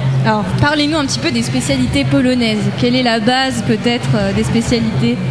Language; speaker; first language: French; native; French